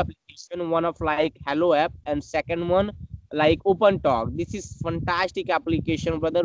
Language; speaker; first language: English; non-native, learner; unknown